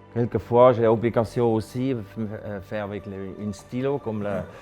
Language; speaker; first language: French; non-native, local second language; German